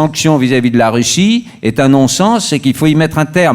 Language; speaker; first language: French; native; French